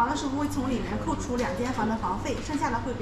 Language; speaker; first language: Chinese; native; Chinese